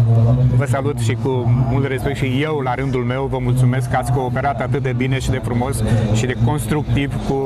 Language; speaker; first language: Romanian; native; Romanian